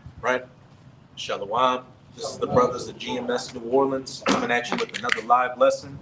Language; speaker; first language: English; native; English